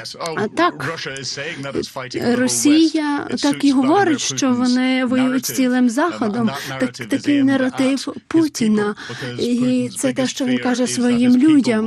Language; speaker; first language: Ukrainian; non-native, fluent; English